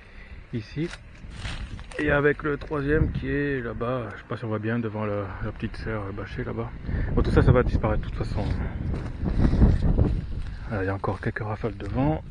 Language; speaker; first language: French; native; French